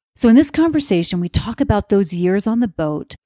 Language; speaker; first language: English; native; English